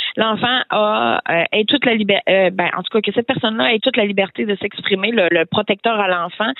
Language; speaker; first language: French; native; French